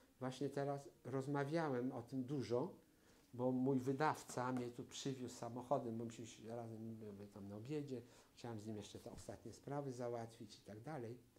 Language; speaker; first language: Polish; native; Polish